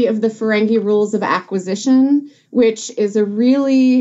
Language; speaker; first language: English; native; English